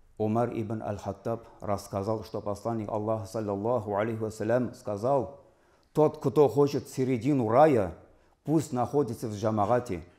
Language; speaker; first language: Russian; non-native, local second language; Tatar